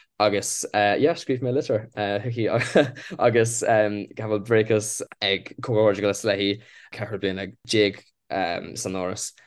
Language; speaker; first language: Irish; non-native, local second language; English